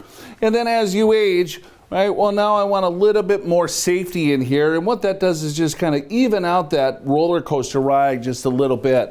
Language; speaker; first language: English; native; English